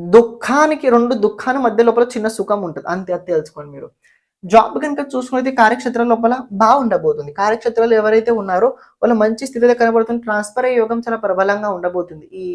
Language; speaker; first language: Telugu; non-native, local second language; Marathi